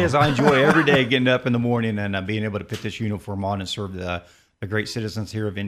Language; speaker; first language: English; native; English